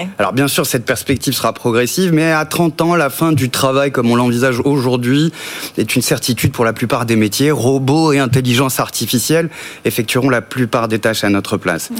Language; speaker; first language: French; native; French